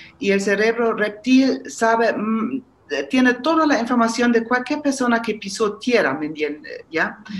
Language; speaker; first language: Spanish; non-native, fluent; German